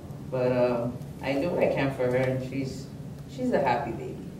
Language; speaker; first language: English; early bilingual, other home language; Spanish